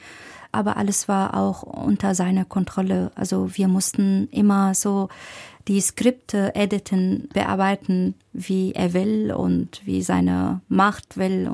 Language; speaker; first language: German; non-native, fluent; Arabic